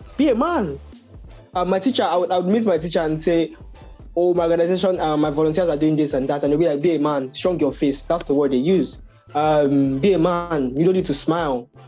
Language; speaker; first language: English; non-native, local second language; Yoruba